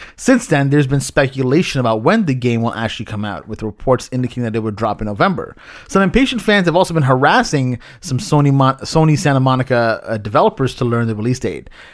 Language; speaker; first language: English; early bilingual, other home language; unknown